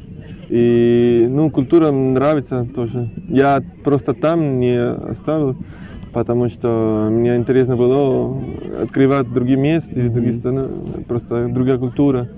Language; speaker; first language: Russian; non-native, learner; Spanish